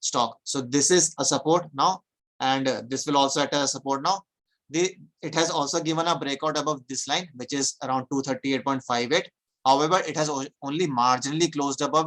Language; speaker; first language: English; non-native, local second language; Hindi